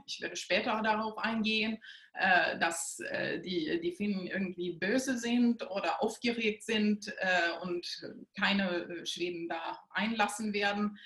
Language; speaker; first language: German; non-native, fluent; Swedish